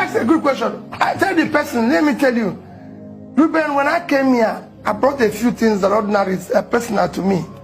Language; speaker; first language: English; non-native, local second language; Igbo